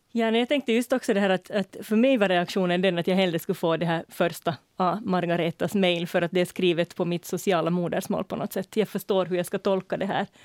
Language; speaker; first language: Swedish; native; Swedish